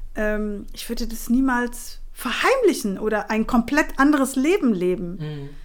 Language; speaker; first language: German; non-native, fluent; Spanish